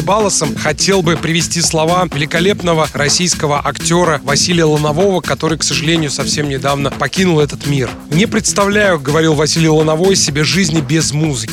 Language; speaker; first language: Russian; native; Russian